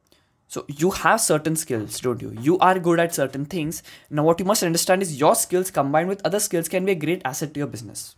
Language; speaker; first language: English; non-native, local second language; Hindi